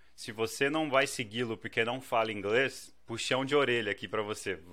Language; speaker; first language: Portuguese; native; Portuguese